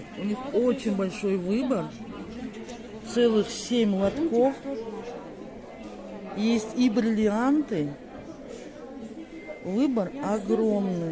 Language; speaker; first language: Russian; native; Russian